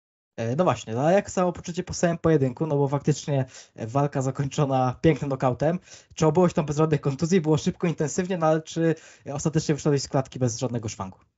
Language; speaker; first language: Polish; native; Polish